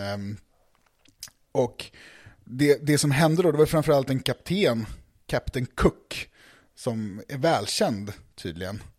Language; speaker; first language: Swedish; native; Swedish